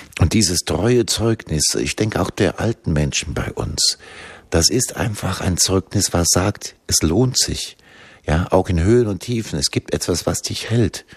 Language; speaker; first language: German; native; German